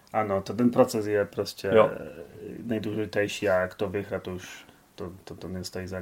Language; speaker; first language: Czech; non-native, learner; Polish